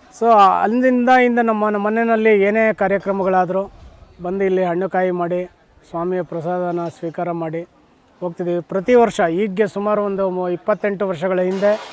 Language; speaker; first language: Kannada; native; Kannada